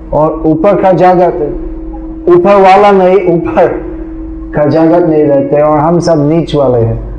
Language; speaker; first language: Hindi; non-native, fluent; English